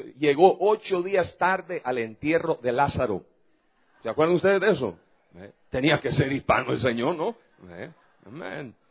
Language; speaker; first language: Spanish; non-native, fluent; English